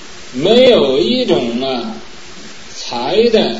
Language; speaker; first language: Chinese; native; Chinese